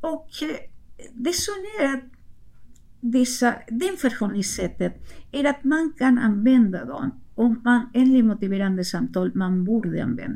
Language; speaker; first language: Swedish; non-native, fluent; Spanish